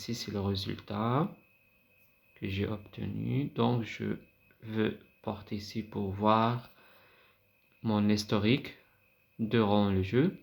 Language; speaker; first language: French; non-native, fluent; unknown